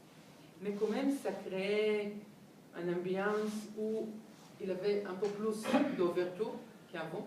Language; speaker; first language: French; non-native, fluent; Hebrew